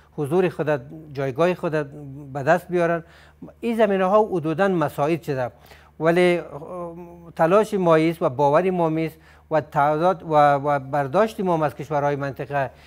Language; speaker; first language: Persian; native; Persian